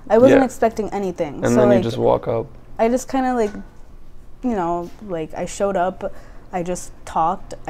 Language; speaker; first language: English; native; English